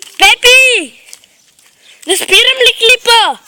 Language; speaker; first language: Bulgarian; native; Bulgarian